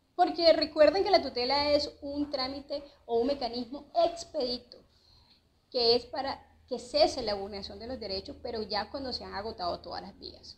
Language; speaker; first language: Spanish; native; Spanish